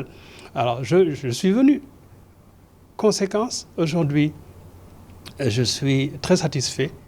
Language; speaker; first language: French; non-native, local second language; Serer